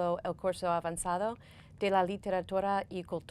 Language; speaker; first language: Spanish; non-native, fluent; English